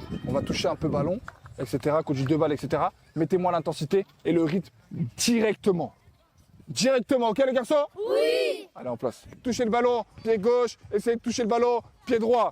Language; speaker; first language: French; native; French